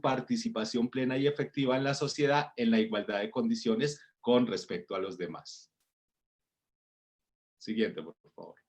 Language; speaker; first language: Spanish; native; Spanish